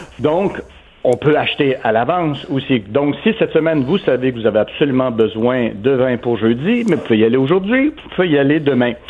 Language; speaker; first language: French; native; French